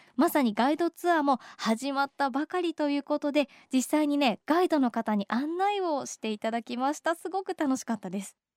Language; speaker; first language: Japanese; native; Japanese